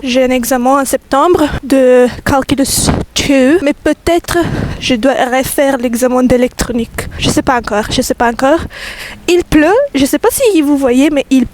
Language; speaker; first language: French; non-native, fluent; Italian